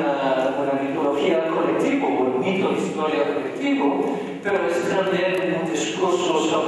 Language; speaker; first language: Spanish; non-native, fluent; English